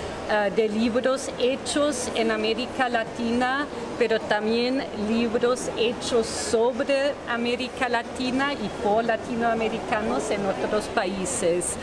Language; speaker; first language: Spanish; non-native, fluent; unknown